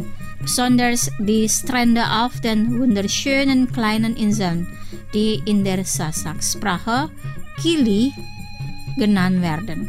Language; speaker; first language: German; non-native, fluent; Indonesian